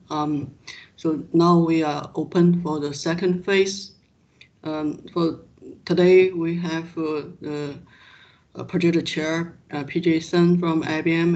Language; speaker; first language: English; non-native, fluent; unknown